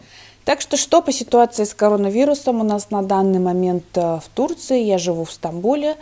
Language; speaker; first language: Russian; native; Russian